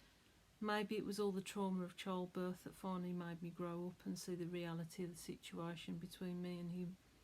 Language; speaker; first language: English; native; English